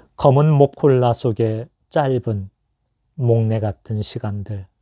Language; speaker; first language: Korean; native; Korean